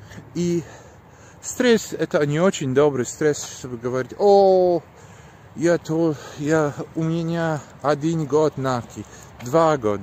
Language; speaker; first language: Russian; non-native, learner; Polish